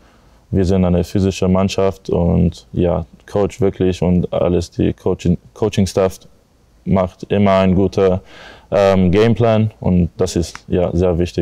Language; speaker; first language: German; non-native, learner; English